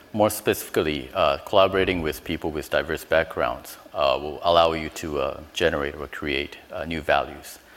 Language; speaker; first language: English; non-native, fluent; Japanese